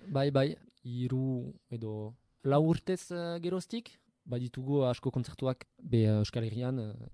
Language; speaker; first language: Basque; non-native, local second language; French